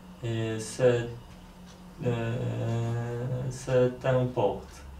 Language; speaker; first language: French; non-native, learner; Polish